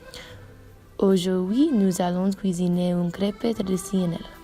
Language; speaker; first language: French; non-native, learner; English